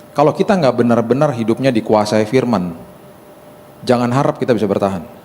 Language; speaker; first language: Indonesian; native; Indonesian